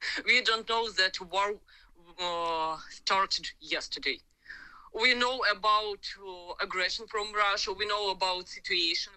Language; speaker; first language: English; non-native, learner; Ukrainian